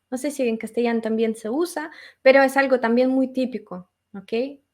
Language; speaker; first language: Spanish; non-native, fluent; Russian